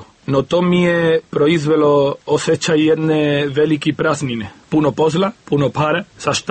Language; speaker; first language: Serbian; non-native, learner; Spanish